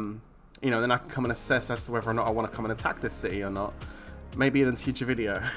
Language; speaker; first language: English; native; English